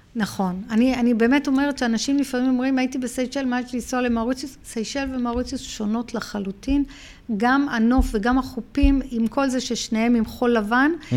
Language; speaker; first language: Hebrew; early bilingual, heritage; Hebrew